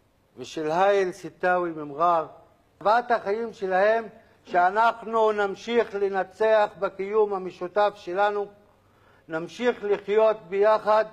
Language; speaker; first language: Hebrew; non-native, local second language; Arabic